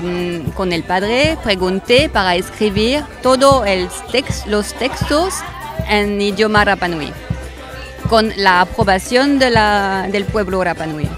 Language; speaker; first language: Spanish; non-native, learner; French